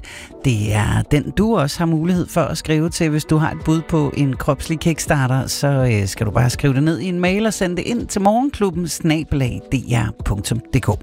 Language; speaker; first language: Danish; native; Danish